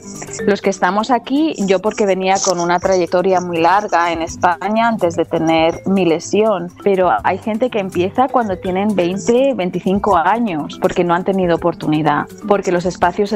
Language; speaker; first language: Spanish; native; Spanish